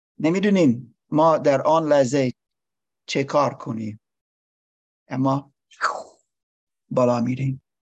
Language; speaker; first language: Persian; non-native, learner; English